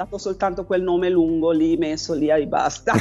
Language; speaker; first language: Italian; non-native, fluent; Spanish